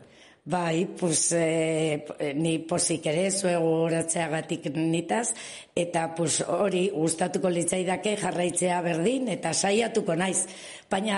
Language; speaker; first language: Basque; non-native, local second language; Spanish